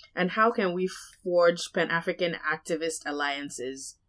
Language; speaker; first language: English; non-native, local second language; Yoruba